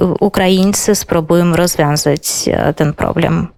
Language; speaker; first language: Polish; non-native, fluent; Belarusian